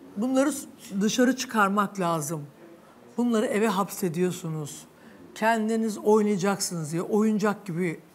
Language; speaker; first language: Turkish; native; Turkish